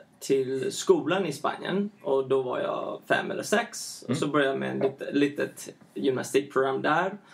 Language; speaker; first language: Swedish; early bilingual, heritage; Swedish